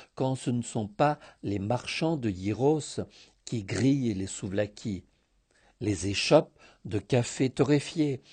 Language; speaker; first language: French; early bilingual, heritage; Greek